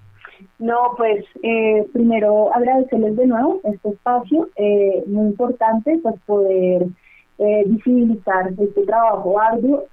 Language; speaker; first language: Spanish; native; Spanish